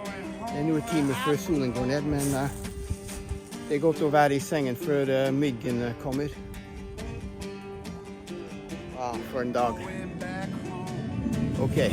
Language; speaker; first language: Norwegian; non-native, fluent; English